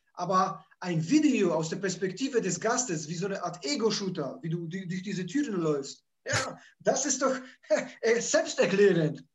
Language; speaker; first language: German; early bilingual, other home language; Polish